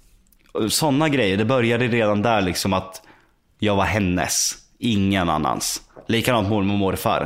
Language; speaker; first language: Swedish; native; Swedish